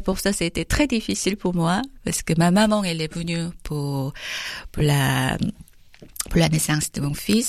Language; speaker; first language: French; non-native, fluent; Korean